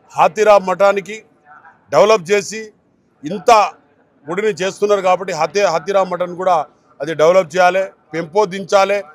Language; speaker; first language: Telugu; non-native, local second language; Lambadi